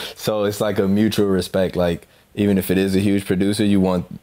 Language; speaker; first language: English; native; English